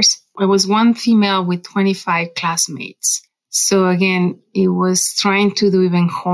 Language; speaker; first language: English; non-native, fluent; Spanish